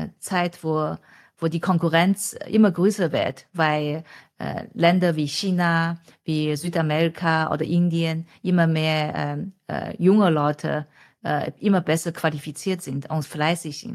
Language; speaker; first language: German; non-native, fluent; Chinese